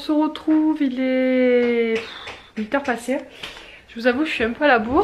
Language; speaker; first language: French; native; French